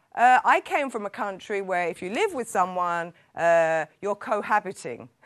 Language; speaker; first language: English; native; English